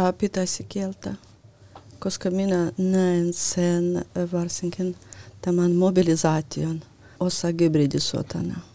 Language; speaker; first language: Finnish; non-native, fluent; Russian